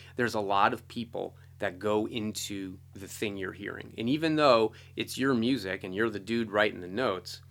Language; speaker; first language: English; native; English